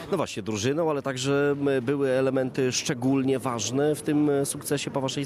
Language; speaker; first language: Polish; native; Polish